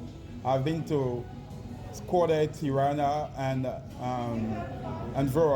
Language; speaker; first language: English; non-native, learner; French